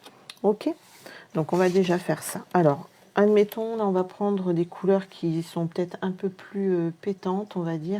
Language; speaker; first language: French; native; French